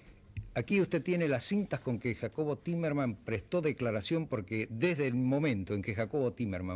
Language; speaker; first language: Spanish; native; Spanish